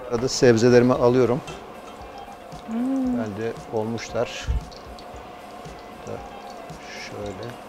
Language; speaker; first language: Turkish; native; Turkish